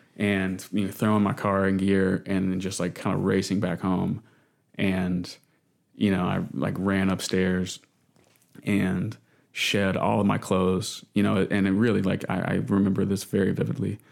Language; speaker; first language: English; native; English